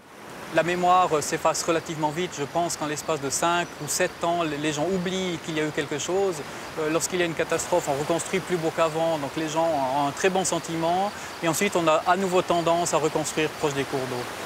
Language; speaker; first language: French; native; French